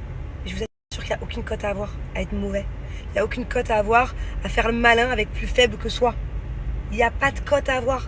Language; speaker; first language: French; native; French